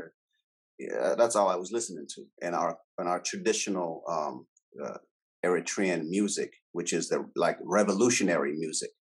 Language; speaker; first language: English; native; English